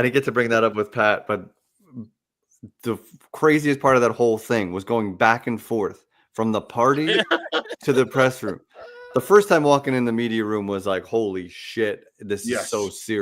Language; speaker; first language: English; native; English